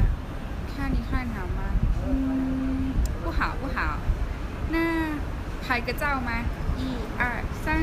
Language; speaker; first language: Chinese; non-native, learner; Thai